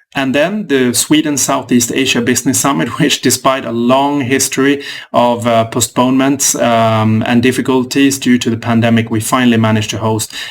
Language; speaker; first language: English; non-native, fluent; Swedish